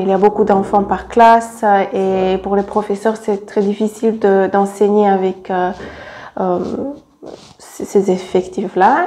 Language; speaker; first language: French; non-native, fluent; Serbian